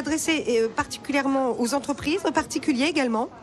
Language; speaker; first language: French; native; French